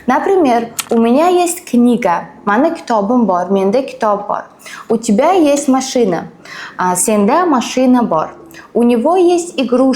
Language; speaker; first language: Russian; non-native, fluent; Uzbek